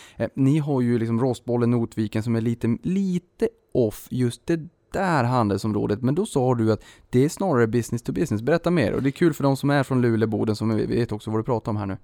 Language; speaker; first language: Swedish; native; Swedish